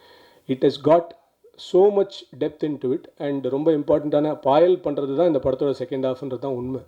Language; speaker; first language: Tamil; native; Tamil